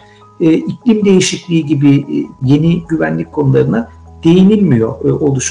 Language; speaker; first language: Turkish; native; Turkish